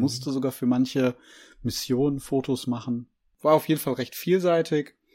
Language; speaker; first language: German; native; German